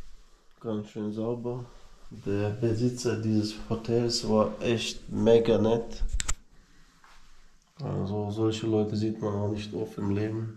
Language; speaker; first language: German; non-native, learner; Russian